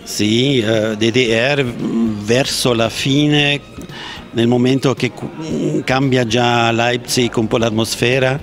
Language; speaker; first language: Italian; non-native, fluent; German